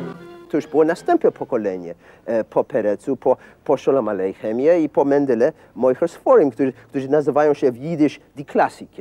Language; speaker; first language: Polish; non-native, fluent; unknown